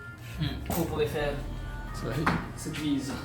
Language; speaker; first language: French; non-native, learner; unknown